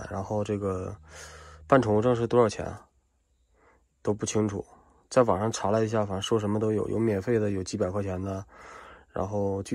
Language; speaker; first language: Chinese; native; Chinese